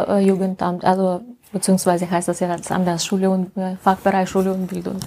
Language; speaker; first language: German; non-native, fluent; Russian